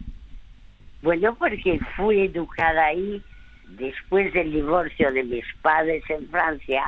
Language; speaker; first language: Spanish; early bilingual, other home language; French